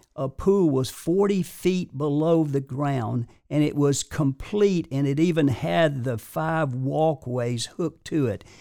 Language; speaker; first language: English; native; English